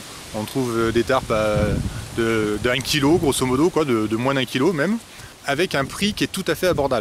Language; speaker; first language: French; native; French